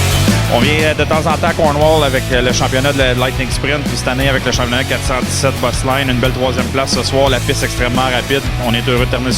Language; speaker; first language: French; native; French